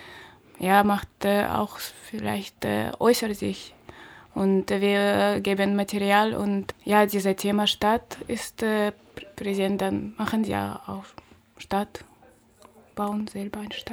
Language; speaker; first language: German; non-native, learner; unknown